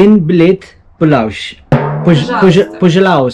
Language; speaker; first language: Russian; non-native, learner; Hindi